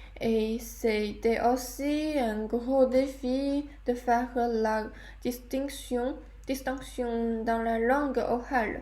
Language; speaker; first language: French; non-native, learner; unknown